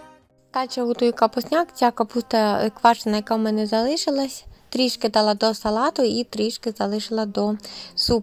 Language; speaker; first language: Ukrainian; native; Ukrainian